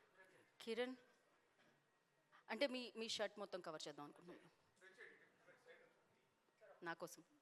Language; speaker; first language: Telugu; native; Telugu